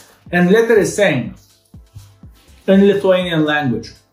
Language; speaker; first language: English; non-native, fluent; Lithuanian